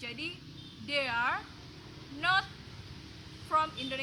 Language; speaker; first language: English; non-native, learner; Indonesian